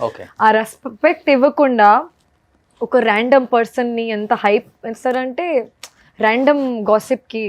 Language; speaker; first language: Telugu; non-native, fluent; Hindi